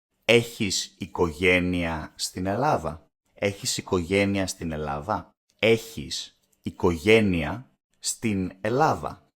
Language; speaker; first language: Greek; non-native, learner; English